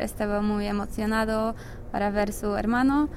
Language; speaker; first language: Spanish; non-native, learner; English